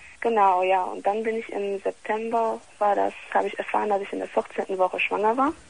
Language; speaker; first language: German; early bilingual, other home language; Italian